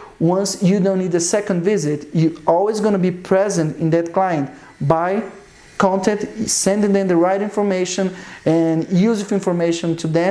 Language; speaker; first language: English; non-native, fluent; Portuguese